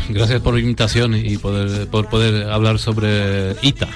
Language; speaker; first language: Spanish; non-native, fluent; Polish